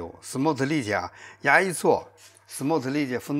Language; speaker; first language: Russian; non-native, learner; Chinese